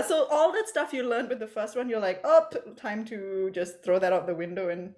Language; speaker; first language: English; native; English